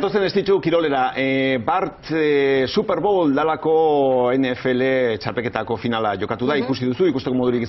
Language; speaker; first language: Basque; native; Basque